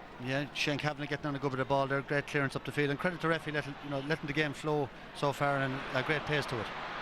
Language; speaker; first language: English; native; English